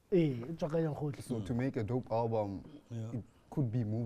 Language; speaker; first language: English; non-native, local second language; Tswana